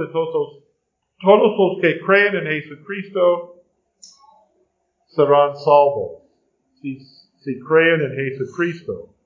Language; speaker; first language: Spanish; non-native, learner; English